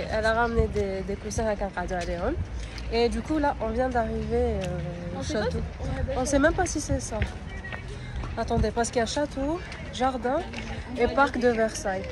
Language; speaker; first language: French; native; French